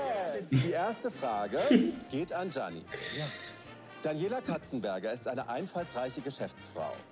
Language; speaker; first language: German; native; German